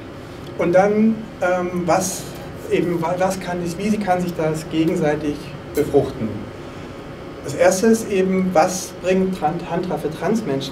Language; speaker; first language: German; native; German